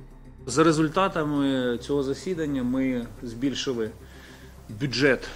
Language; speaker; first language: Ukrainian; native; Ukrainian